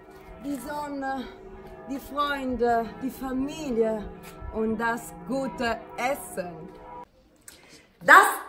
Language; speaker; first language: German; non-native, fluent; Italian